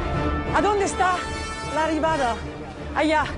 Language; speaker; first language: Spanish; non-native, learner; French